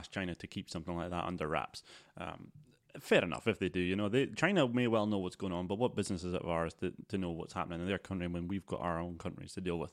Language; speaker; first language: English; native; English